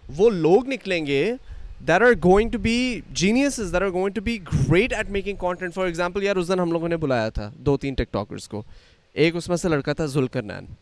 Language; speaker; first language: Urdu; native; Urdu